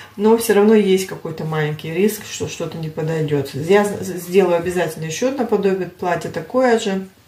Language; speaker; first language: Russian; early bilingual, heritage; Russian